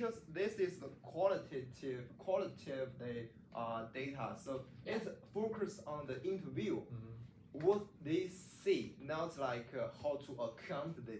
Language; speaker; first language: English; non-native, learner; Chinese